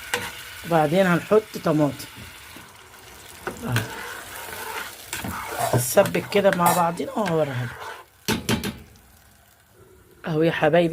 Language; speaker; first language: Arabic; native; Arabic